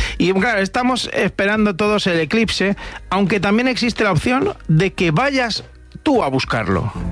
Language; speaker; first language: Spanish; native; Spanish